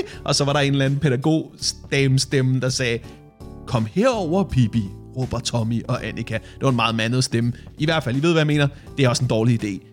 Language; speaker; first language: Danish; native; Danish